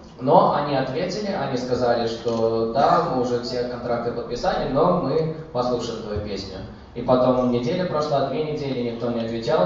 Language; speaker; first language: Russian; early bilingual, heritage; Russian